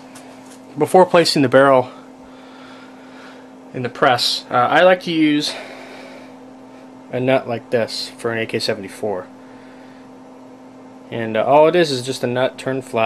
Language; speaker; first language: English; native; English